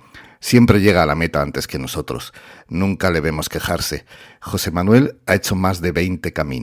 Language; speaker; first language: Spanish; native; Spanish